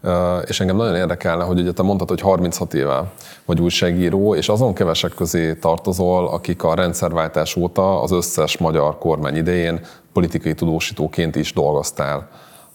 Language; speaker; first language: Hungarian; native; Hungarian